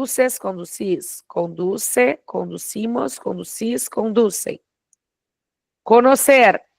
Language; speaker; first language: Spanish; non-native, fluent; Portuguese